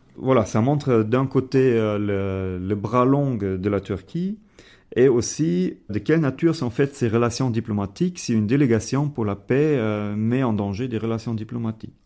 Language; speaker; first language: French; non-native, fluent; German